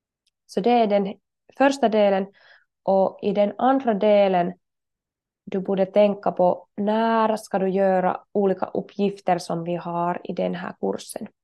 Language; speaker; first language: Swedish; non-native, learner; Finnish